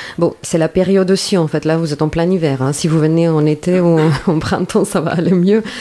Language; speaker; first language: French; native; French